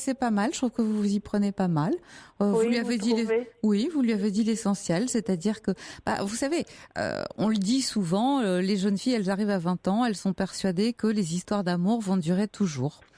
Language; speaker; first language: French; native; French